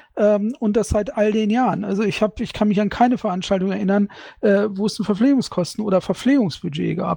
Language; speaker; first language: German; native; German